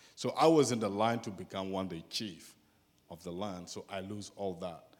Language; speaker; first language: English; non-native, fluent; Dyula